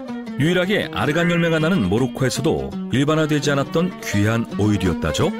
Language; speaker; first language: Korean; native; Korean